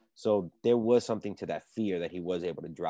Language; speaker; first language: English; early bilingual, other home language; Spanish